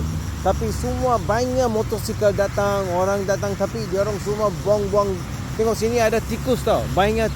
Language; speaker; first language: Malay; non-native, local second language; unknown